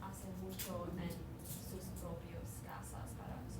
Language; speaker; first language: Spanish; non-native, learner; English